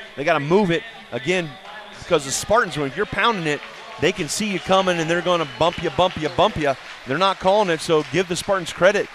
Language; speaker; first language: English; native; English